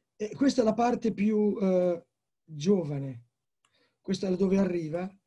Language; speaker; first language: Italian; native; Italian